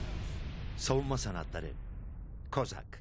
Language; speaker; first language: Turkish; native; Turkish